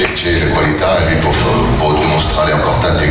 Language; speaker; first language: Italian; non-native, fluent; French